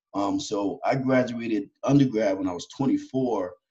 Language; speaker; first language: English; native; English